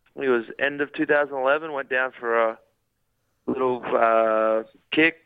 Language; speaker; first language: English; native; English